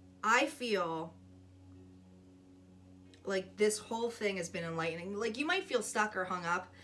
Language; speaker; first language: English; native; English